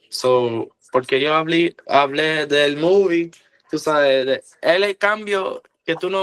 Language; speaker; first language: Spanish; early bilingual, heritage; Spanish